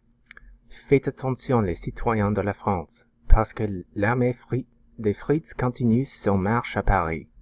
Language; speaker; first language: French; non-native, learner; English